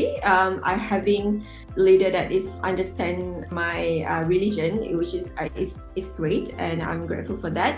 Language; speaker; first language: English; non-native, local second language; Malay